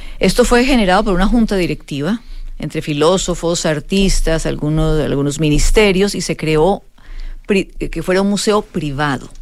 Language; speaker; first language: Spanish; native; Spanish